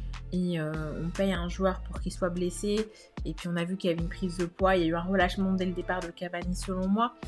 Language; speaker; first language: French; native; French